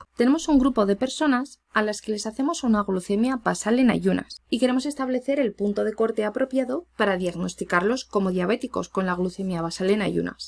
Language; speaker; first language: Spanish; native; Spanish